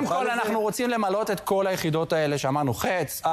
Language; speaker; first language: Hebrew; native; Hebrew